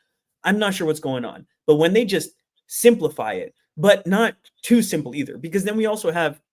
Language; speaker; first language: English; native; English